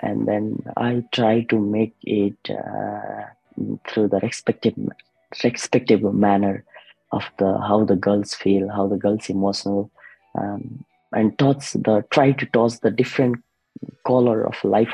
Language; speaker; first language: English; non-native, learner; Nepali